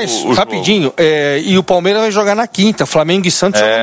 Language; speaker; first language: Portuguese; native; Portuguese